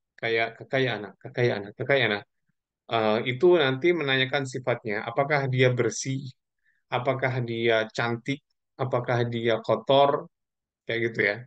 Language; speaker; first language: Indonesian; non-native, local second language; Javanese